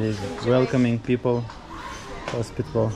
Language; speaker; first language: English; non-native, learner; Russian